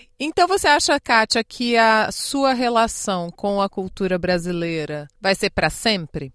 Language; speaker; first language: Portuguese; native; Portuguese